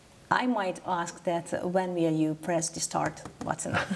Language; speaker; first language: English; non-native, fluent; Hungarian